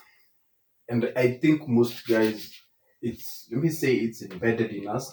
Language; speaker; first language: English; non-native, local second language; Swahili